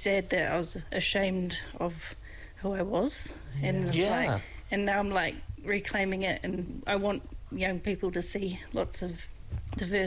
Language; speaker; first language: English; native; English